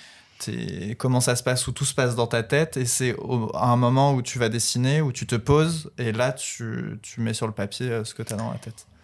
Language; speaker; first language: French; native; French